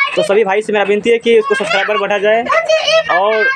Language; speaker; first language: Hindi; non-native, local second language; Maithili